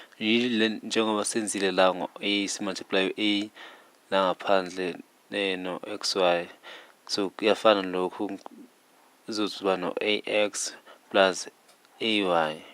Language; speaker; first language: Zulu; native; Zulu